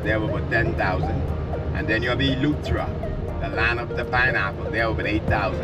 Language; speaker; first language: English; native; English